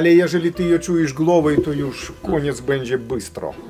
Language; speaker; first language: Polish; non-native, fluent; Russian